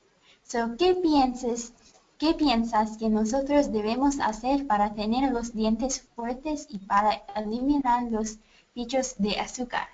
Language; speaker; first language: Spanish; non-native, learner; English